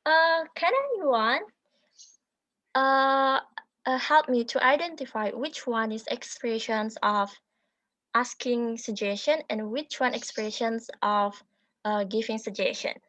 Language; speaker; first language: English; non-native, learner; Indonesian